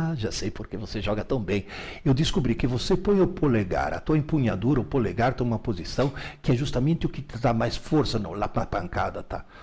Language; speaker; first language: Portuguese; early bilingual, other home language; Italian